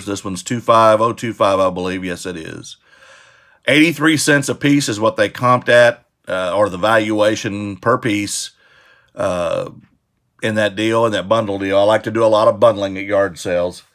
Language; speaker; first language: English; native; English